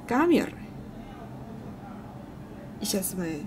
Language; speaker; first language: Russian; non-native, learner; Chinese